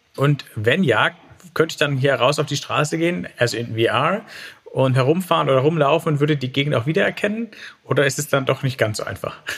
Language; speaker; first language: German; native; German